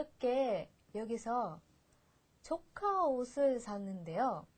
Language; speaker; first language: Korean; non-native, fluent; Russian